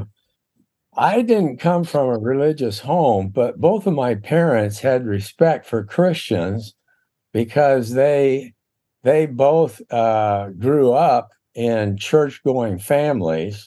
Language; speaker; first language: English; native; English